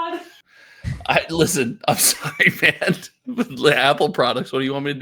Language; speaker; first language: English; native; English